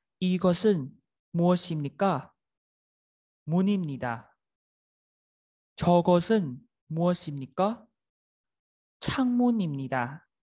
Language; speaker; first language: Korean; non-native, fluent; Vietnamese